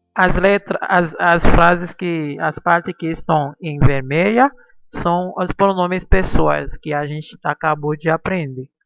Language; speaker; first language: Portuguese; non-native, fluent; Haitian Creole